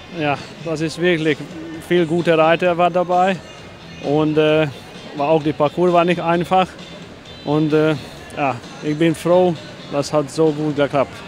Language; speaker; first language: German; non-native, learner; Hungarian